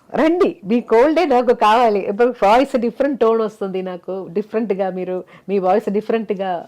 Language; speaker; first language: Telugu; non-native, local second language; Malayalam